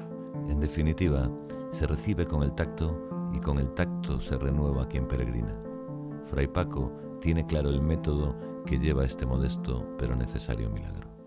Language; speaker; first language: Spanish; native; Spanish